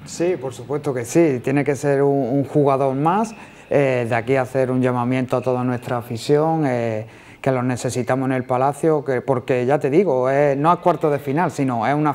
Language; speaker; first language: Spanish; native; Spanish